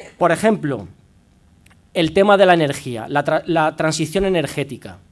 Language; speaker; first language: Spanish; native; Spanish